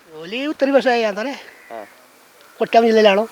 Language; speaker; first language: Malayalam; non-native, learner; Nepali